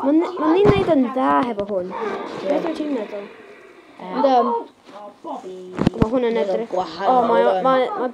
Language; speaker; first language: Welsh; native; Welsh